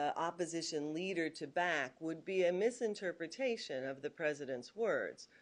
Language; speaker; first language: English; native; English